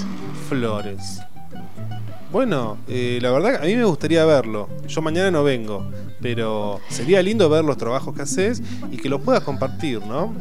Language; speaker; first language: Spanish; native; Spanish